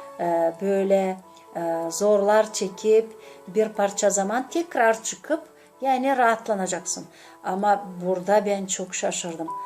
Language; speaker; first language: Turkish; non-native, learner; Gagauz